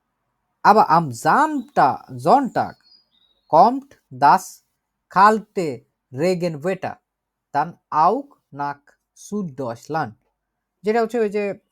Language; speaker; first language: German; non-native, learner; Bangla